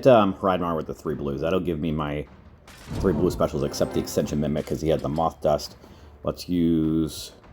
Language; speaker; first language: English; native; English